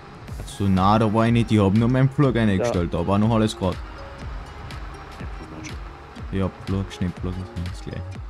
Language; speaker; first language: German; native; German